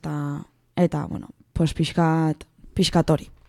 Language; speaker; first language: Spanish; non-native, local second language; Basque